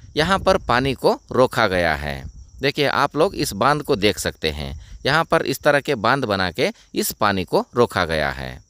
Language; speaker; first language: Hindi; non-native, local second language; Kannada